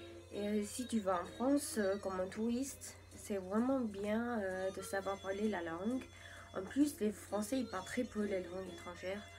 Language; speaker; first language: French; non-native, learner; English